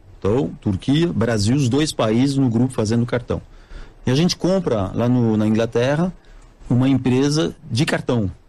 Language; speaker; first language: Portuguese; non-native, fluent; French